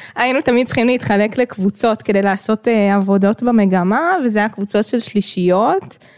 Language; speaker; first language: Hebrew; native; Hebrew